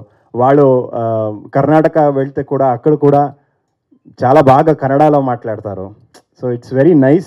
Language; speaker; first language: Telugu; non-native, fluent; Kannada